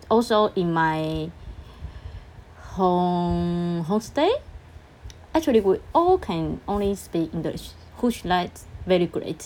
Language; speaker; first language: English; non-native, learner; Chinese